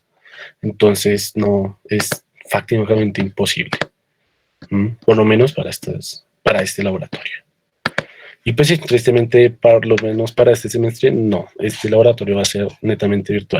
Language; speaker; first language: Spanish; native; Spanish